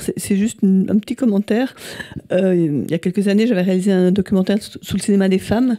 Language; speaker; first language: French; native; French